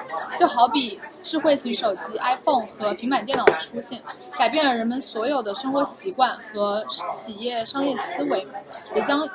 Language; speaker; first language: Chinese; native; Chinese